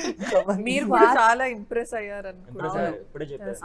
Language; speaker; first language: Telugu; non-native, fluent; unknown